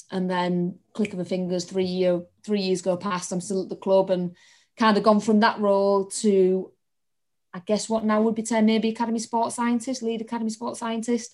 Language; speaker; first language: English; native; English